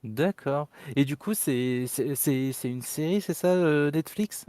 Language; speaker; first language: French; native; French